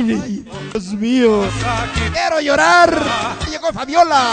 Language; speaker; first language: Spanish; native; Spanish